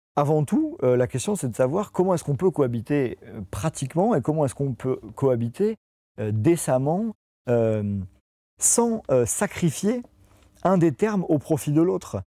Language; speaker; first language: French; native; French